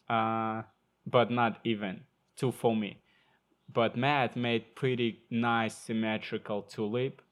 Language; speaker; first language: English; non-native, learner; Ukrainian